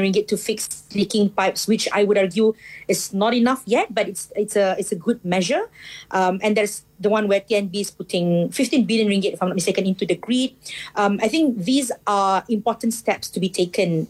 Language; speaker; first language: English; non-native, local second language; Malay